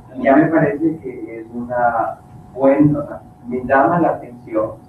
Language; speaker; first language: Spanish; native; Spanish